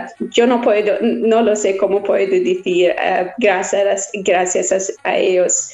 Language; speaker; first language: Spanish; non-native, learner; Persian